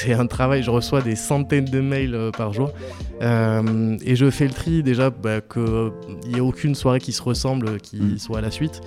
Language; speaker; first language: French; native; French